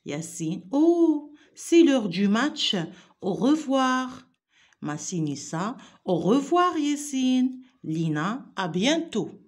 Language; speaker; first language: French; non-native, local second language; Arabic